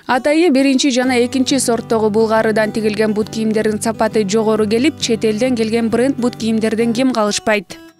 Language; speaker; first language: Kyrgyz; native; Kyrgyz